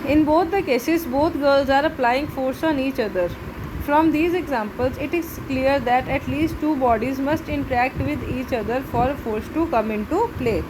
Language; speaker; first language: English; non-native, local second language; Punjabi